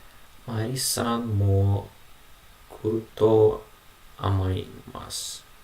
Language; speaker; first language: Japanese; non-native, learner; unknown